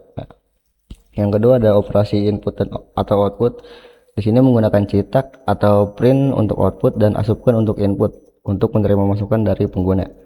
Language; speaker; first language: Indonesian; non-native, local second language; Sundanese